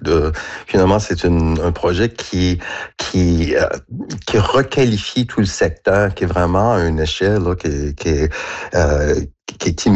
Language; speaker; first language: French; native; French